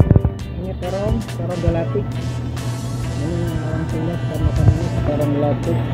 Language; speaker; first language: Indonesian; non-native, local second language; Sundanese